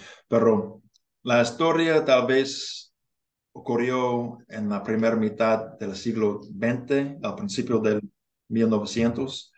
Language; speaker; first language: Spanish; non-native, learner; English